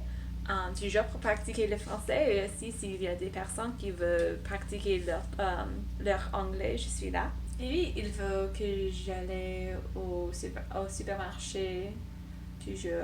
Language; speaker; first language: French; non-native, learner; English